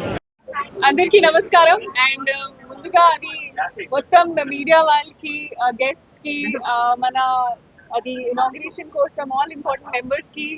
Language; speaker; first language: Telugu; non-native, local second language; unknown